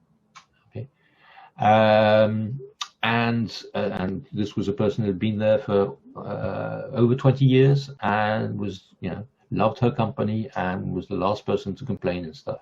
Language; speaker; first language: English; non-native, fluent; French